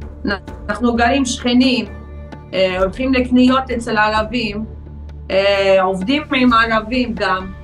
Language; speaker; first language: Hebrew; non-native, fluent; Arabic